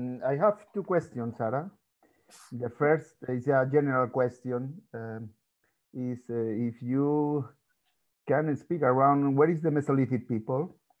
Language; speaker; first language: English; non-native, learner; Spanish